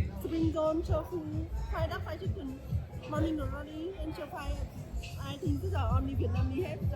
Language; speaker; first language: English; non-native, learner; Vietnamese